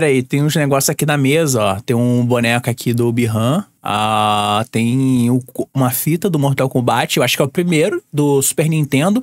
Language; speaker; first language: Portuguese; native; Portuguese